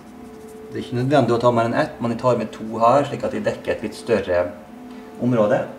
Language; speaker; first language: Norwegian; native; Norwegian